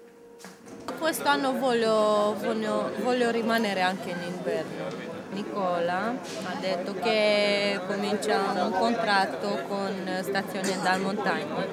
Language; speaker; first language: Italian; non-native, learner; Romanian